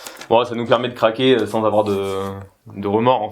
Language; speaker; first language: French; native; French